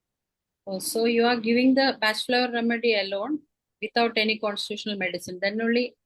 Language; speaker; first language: English; non-native, local second language; Malayalam